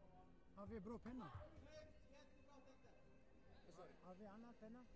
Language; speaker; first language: Swedish; non-native, fluent; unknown